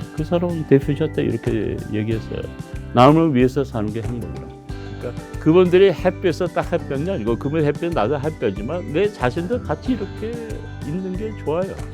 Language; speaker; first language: Korean; early bilingual, heritage; Korean